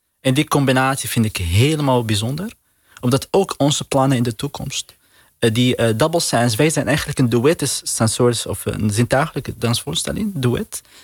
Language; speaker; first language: Dutch; non-native, learner; Arabic